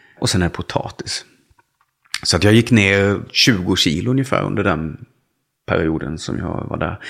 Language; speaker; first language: Swedish; native; Swedish